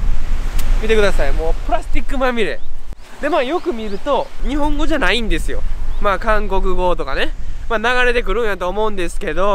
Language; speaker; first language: Japanese; native; Japanese